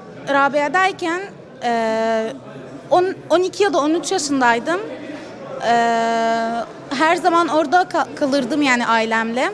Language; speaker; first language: Turkish; non-native, fluent; Arabic